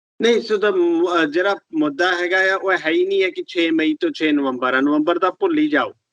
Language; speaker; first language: Punjabi; early bilingual, heritage; Punjabi